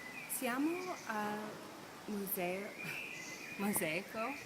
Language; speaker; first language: Italian; non-native, learner; English